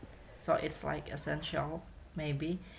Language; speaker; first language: English; non-native, learner; Indonesian